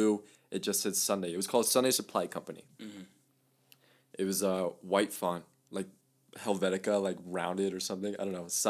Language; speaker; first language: English; early bilingual, other home language; Spanish